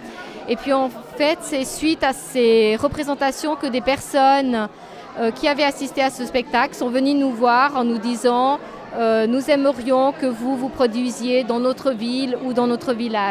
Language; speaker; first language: French; native; French